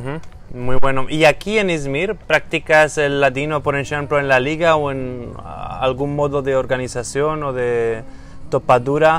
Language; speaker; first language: Spanish; non-native, fluent; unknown